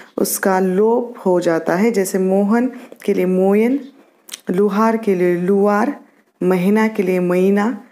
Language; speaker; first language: Hindi; non-native, local second language; Marathi